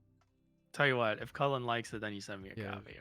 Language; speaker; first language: English; native; English